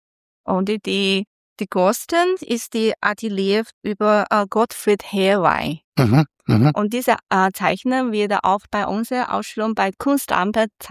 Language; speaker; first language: German; non-native, learner; Chinese